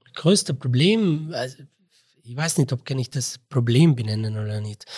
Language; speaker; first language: German; non-native, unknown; Arabic